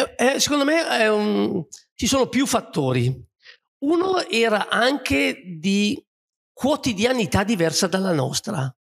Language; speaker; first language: Italian; native; Italian